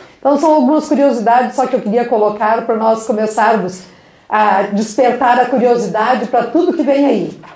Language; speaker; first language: Portuguese; native; Portuguese